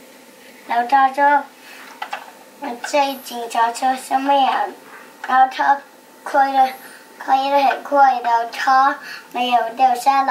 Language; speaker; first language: Chinese; early bilingual, heritage; Chinese